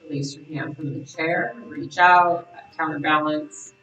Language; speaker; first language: English; native; English